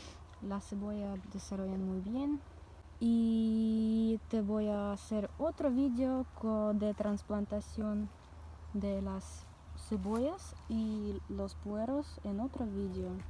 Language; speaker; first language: Spanish; non-native, learner; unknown